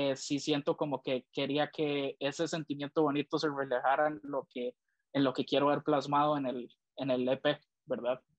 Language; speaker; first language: Spanish; native; Spanish